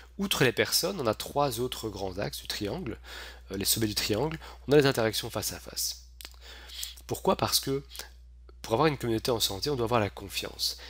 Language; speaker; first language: French; native; French